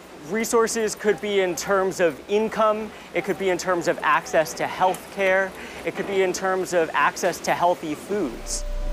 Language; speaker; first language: English; native; English